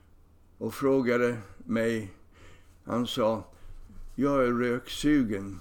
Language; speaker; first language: Swedish; non-native, fluent; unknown